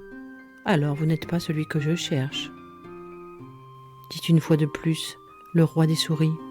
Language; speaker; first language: French; native; French